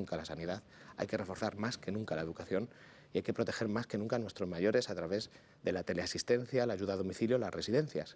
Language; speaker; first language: Spanish; native; Spanish